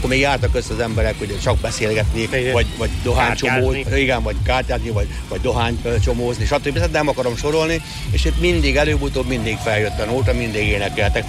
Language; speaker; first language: Hungarian; native; Hungarian